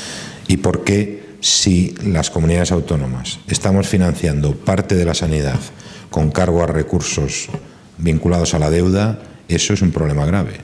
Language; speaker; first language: Spanish; native; Spanish